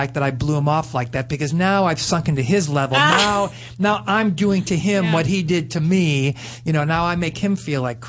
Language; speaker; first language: English; native; English